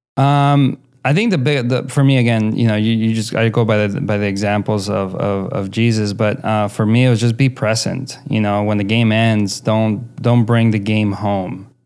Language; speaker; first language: English; early bilingual, other home language; Spanish